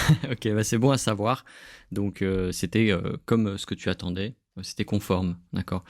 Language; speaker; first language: French; native; French